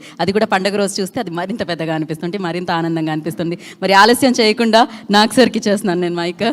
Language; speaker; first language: Telugu; native; Telugu